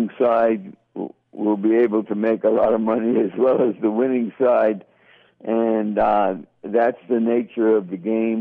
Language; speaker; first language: English; native; English